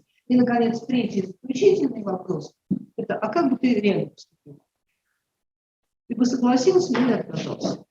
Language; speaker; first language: Russian; native; Russian